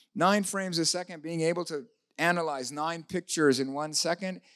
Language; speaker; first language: English; native; English